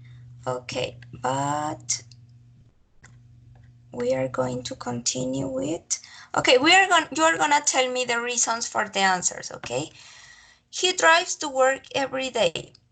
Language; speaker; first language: English; non-native, learner; Spanish